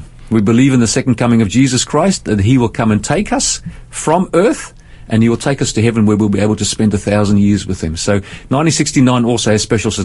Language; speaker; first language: English; native; English